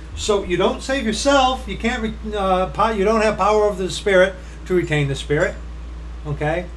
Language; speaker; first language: English; native; English